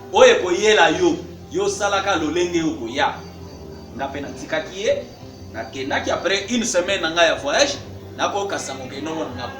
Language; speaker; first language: Lingala; non-native, local second language; Kituba (Democratic Republic of Congo)